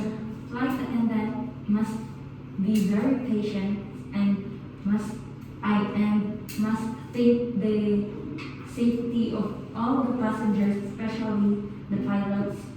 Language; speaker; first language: English; non-native, learner; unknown